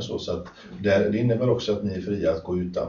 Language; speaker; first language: Swedish; native; Swedish